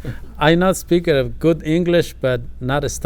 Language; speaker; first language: English; non-native, learner; Spanish